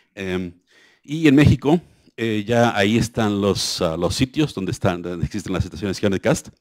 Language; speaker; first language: Spanish; native; Spanish